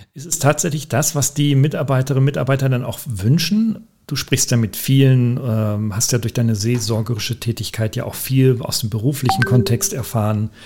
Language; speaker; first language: German; native; German